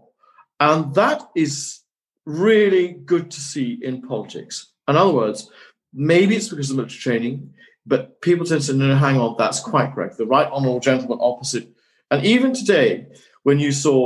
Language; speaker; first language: English; native; English